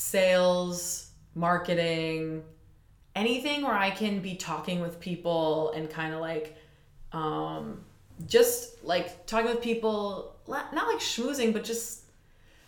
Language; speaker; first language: English; native; English